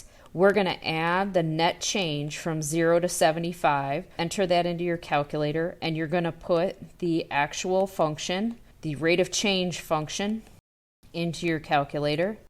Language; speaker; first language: English; native; English